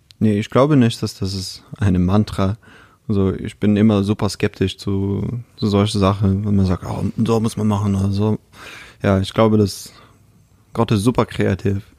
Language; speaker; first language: German; non-native, fluent; Russian